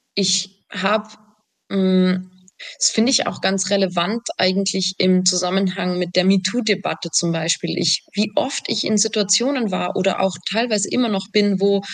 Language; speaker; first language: German; native; German